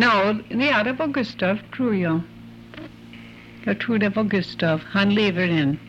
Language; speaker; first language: Swedish; early bilingual, heritage; English